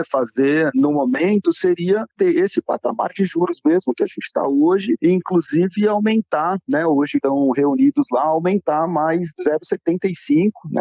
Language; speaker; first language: Portuguese; native; Portuguese